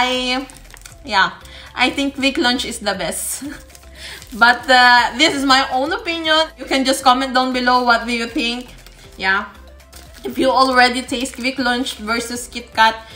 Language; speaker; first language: English; non-native, local second language; Filipino